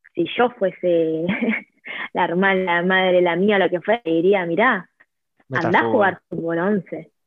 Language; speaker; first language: Spanish; native; Spanish